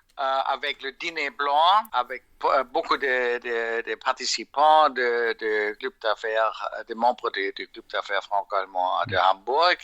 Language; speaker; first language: French; non-native, fluent; German